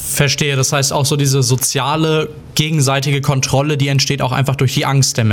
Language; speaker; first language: German; native; German